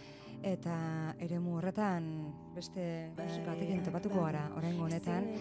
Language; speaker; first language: Basque; native; Basque